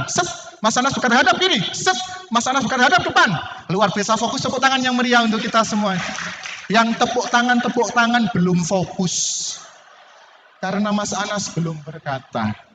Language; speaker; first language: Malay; non-native, local second language; Javanese